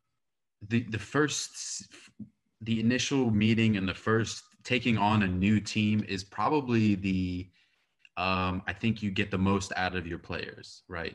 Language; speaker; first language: English; native; English